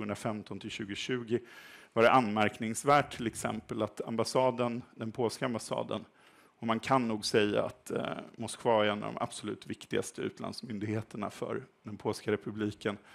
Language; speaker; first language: Swedish; native; Swedish